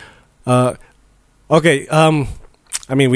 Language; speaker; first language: English; native; English